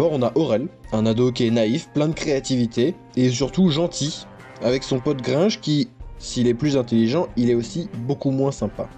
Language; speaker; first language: French; native; French